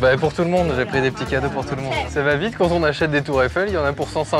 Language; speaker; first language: French; native; French